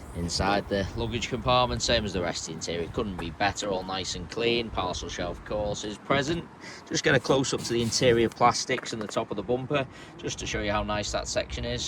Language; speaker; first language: English; native; English